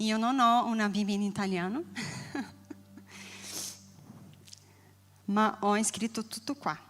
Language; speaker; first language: Italian; non-native, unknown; Portuguese